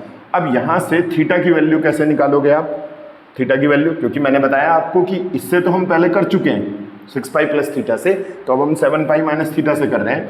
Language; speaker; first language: Hindi; native; Hindi